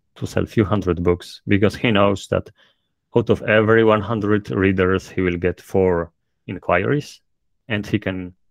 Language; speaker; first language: English; non-native, fluent; Polish